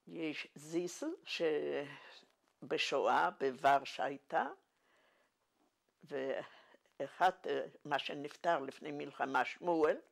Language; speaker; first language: Hebrew; non-native, fluent; Yiddish